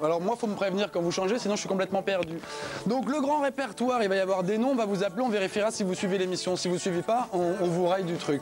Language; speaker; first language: French; native; French